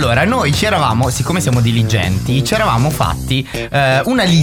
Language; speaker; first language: Italian; native; Italian